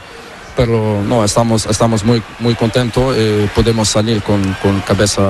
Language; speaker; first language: Spanish; non-native, learner; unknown